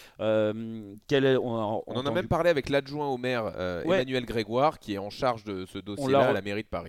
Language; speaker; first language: French; native; French